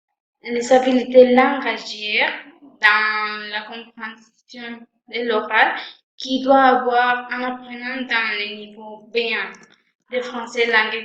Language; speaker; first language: French; non-native, fluent; Spanish